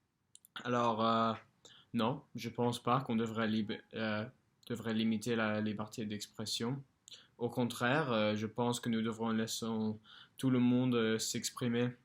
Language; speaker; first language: French; non-native, fluent; English